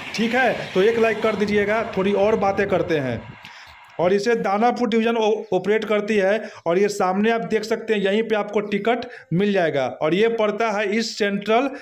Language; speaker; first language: Hindi; native; Hindi